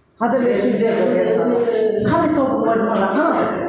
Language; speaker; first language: Hindi; non-native, learner; Bangla